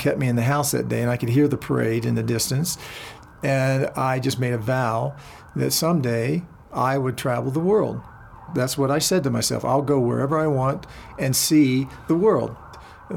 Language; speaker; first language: English; native; English